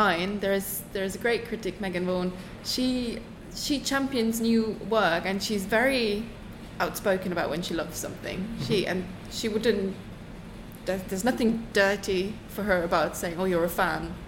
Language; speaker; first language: English; non-native, fluent; German